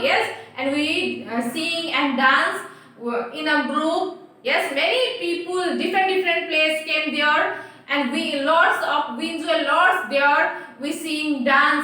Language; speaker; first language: English; non-native, local second language; Nepali